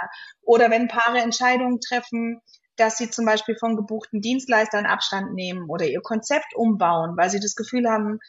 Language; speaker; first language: German; native; German